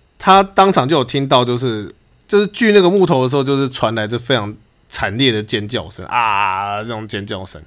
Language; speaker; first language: Chinese; native; Chinese